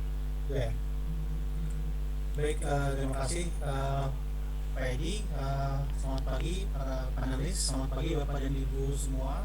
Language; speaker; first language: Indonesian; native; Indonesian